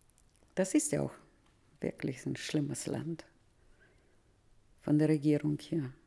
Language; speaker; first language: German; early bilingual, heritage; Russian